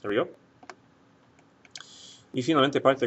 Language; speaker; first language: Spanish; non-native, fluent; English